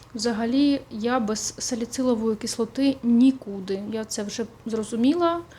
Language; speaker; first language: Ukrainian; non-native, local second language; Russian